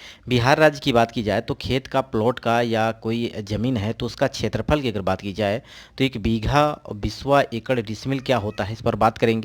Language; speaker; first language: Hindi; native; Hindi